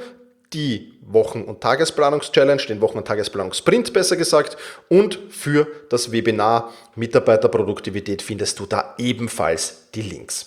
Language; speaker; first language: German; native; German